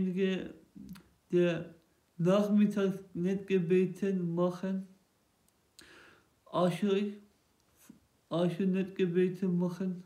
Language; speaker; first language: German; non-native, local second language; Turkish